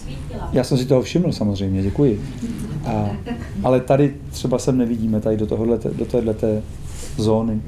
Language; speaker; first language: Czech; native; Czech